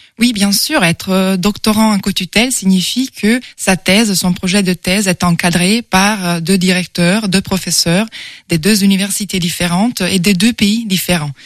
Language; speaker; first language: French; non-native, fluent; Italian